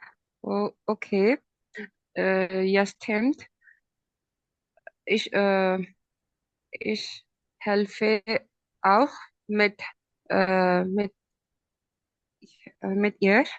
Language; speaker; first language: German; non-native, learner; Urdu